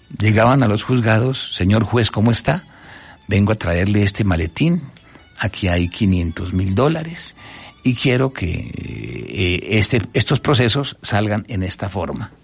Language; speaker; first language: Spanish; native; Spanish